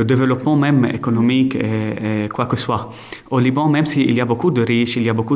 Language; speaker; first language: French; non-native, local second language; Arabic